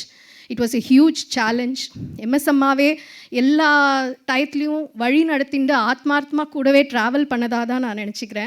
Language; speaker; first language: Tamil; native; Tamil